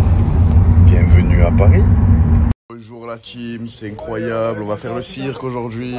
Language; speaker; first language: French; native; French